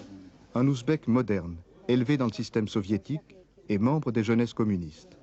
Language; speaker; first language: French; native; French